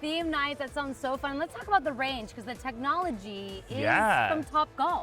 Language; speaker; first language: English; native; English